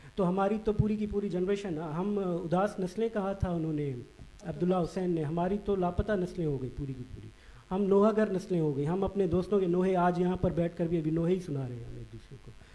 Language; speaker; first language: Urdu; non-native, local second language; Baluchi